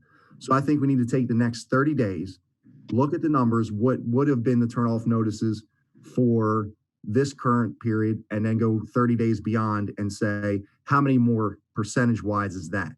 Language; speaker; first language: English; native; English